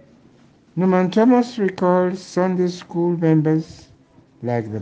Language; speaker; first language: English; non-native, local second language; Krio